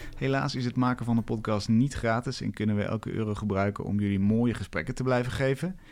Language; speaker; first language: Dutch; native; Dutch